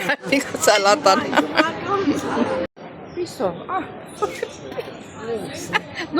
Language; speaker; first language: Greek; non-native, learner; Armenian